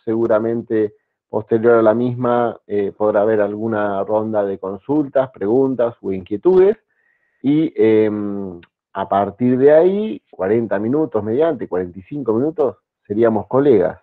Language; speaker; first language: Spanish; native; Spanish